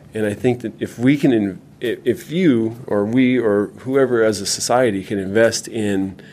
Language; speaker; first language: English; native; English